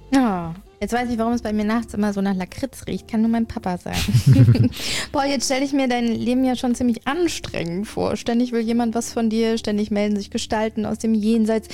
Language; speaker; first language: German; native; German